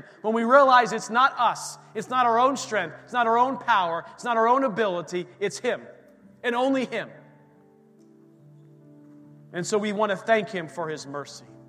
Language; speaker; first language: English; native; English